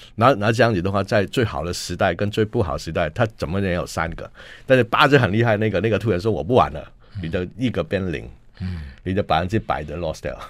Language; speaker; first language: Chinese; non-native, local second language; Cantonese